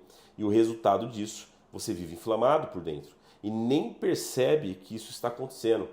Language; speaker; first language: Portuguese; native; Portuguese